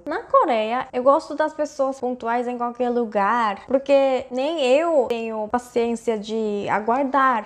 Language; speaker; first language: Portuguese; non-native, fluent; Korean